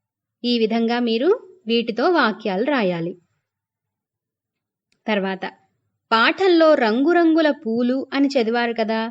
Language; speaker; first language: Telugu; native; Telugu